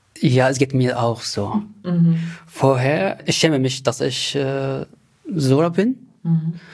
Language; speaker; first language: German; non-native, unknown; Arabic